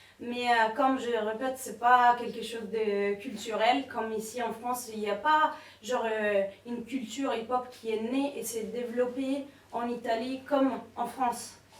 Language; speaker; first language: French; non-native, fluent; Italian